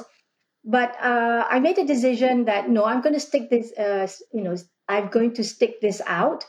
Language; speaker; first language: English; non-native, local second language; Malay